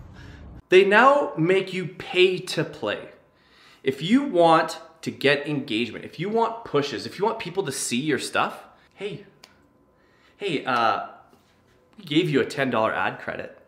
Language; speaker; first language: English; native; English